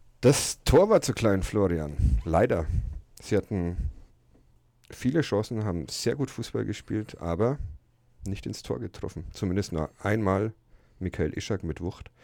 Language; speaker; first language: German; native; German